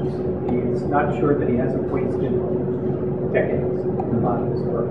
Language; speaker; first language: English; native; English